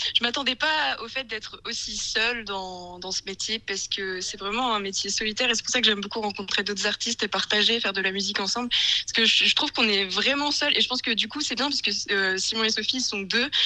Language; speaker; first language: French; native; French